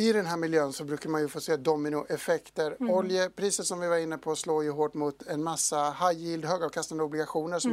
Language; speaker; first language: Swedish; native; Swedish